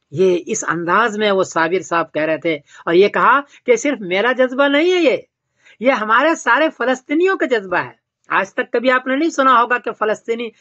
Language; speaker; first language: Urdu; native; Urdu